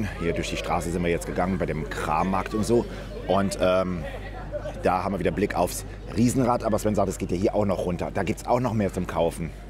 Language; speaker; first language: German; native; German